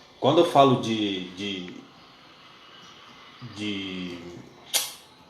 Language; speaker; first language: Portuguese; native; Portuguese